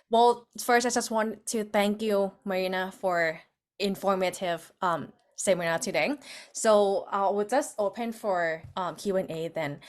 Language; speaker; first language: English; non-native, fluent; Thai